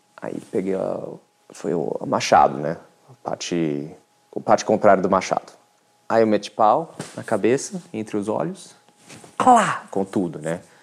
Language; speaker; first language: Portuguese; non-native, fluent; French